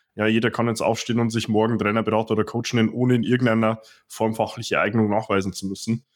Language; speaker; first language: German; native; German